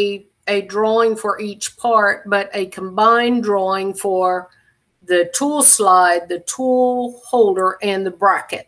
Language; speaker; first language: English; native; English